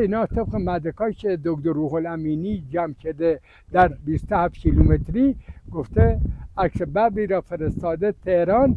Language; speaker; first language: Persian; native; Persian